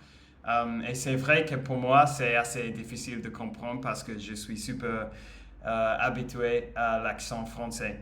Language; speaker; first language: French; non-native, learner; English